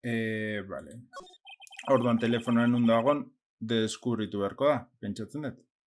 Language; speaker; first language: Basque; non-native, local second language; Spanish